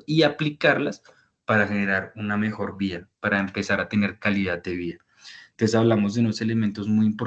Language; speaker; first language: Spanish; native; Spanish